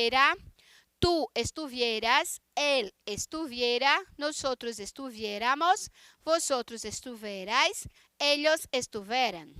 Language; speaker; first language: Spanish; non-native, fluent; Portuguese